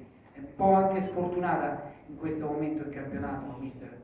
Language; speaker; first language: Italian; native; Italian